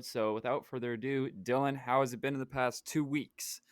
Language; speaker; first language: English; native; English